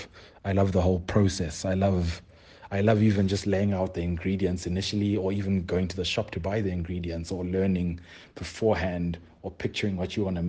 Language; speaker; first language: English; non-native, local second language; Xhosa